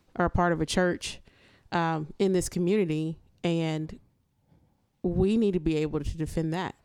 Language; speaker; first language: English; native; English